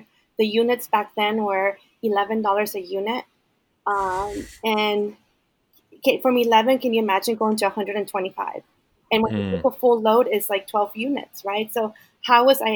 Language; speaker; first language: English; early bilingual, other home language; Spanish